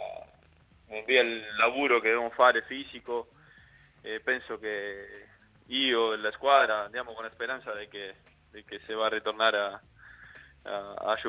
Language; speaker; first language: Italian; non-native, learner; Spanish